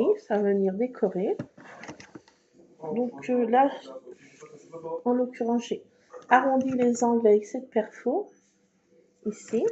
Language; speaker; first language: French; native; French